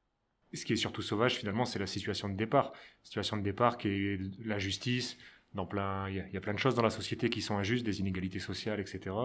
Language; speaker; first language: French; native; French